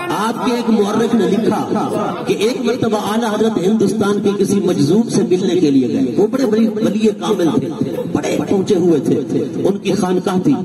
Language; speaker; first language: Urdu; native; Urdu